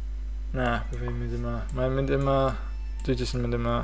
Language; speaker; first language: Welsh; non-native, fluent; English